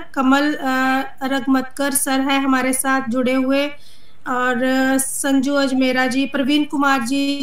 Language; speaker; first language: Hindi; native; Hindi